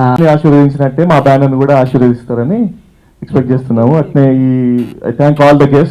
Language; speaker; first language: Telugu; native; Telugu